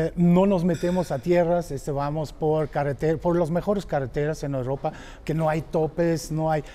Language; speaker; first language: Spanish; non-native, fluent; German